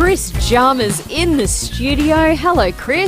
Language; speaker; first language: English; native; English